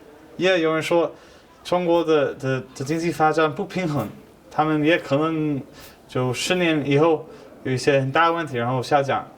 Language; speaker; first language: Chinese; non-native, fluent; English